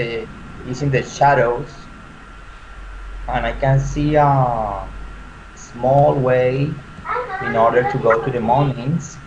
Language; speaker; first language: English; non-native, learner; Spanish